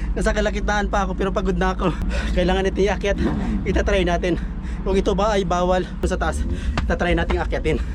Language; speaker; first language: Filipino; non-native, local second language; Cebuano